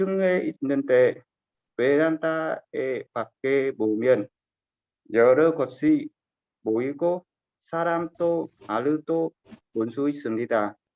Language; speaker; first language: Korean; non-native, learner; Vietnamese